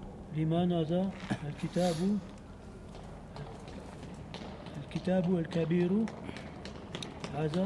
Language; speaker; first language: Arabic; non-native, learner; French